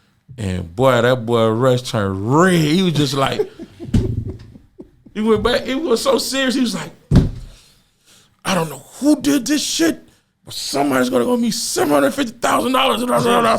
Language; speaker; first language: English; native; English